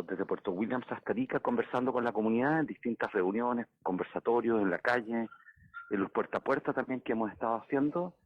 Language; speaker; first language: Spanish; native; Spanish